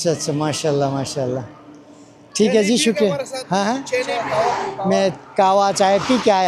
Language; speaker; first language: Hindi; non-native, learner; Bangla